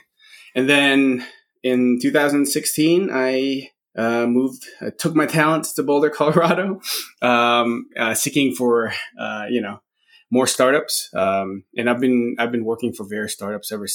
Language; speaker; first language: English; non-native, local second language; Filipino